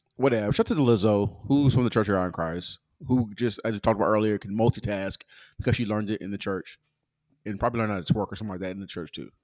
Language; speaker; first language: English; early bilingual, other home language; Yoruba